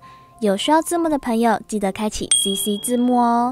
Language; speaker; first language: Chinese; native; Chinese